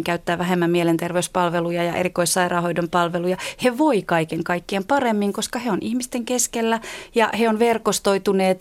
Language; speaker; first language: Finnish; native; Finnish